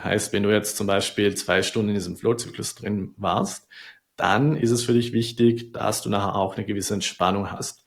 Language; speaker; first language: German; native; German